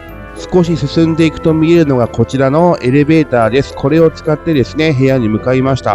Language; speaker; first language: Japanese; native; Japanese